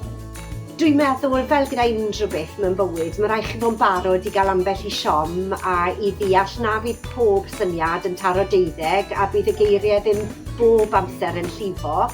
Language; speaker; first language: Welsh; native; Welsh